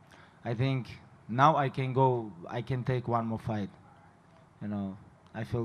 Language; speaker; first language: English; non-native, learner; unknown